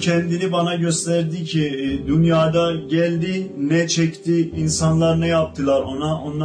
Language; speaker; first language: Turkish; non-native, local second language; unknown